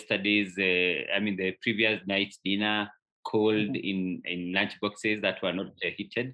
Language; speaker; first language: English; non-native, local second language; Kikuyu